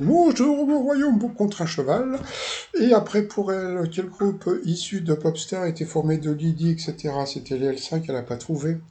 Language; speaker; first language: French; native; French